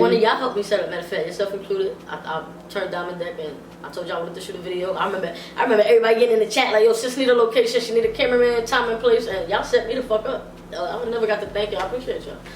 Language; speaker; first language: English; native; English